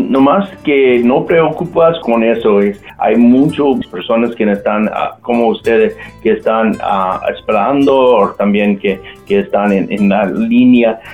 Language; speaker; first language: Spanish; non-native, local second language; English